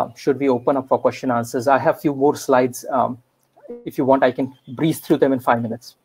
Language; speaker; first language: English; non-native, local second language; Marathi